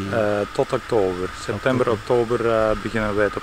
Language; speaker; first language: Dutch; native; Dutch